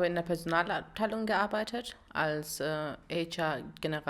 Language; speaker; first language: German; early bilingual, other home language; Urdu